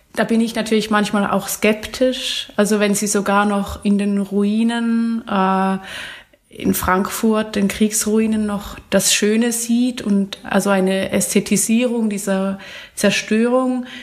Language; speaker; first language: German; native; German